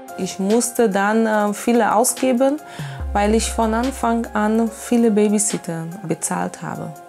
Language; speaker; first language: German; non-native, fluent; Portuguese